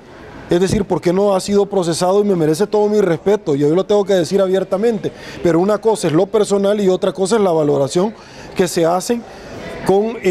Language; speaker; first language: Spanish; native; Spanish